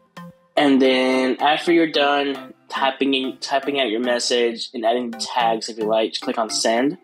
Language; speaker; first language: English; native; English